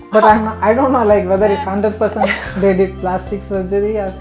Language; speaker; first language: English; non-native, local second language; Tamil